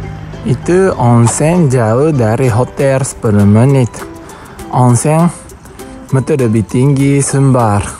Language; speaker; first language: Indonesian; non-native, learner; Japanese